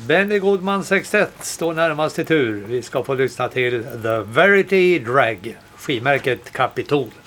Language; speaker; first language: Swedish; native; Swedish